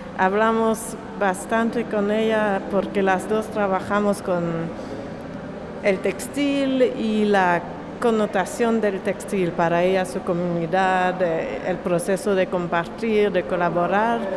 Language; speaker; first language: Spanish; non-native, fluent; French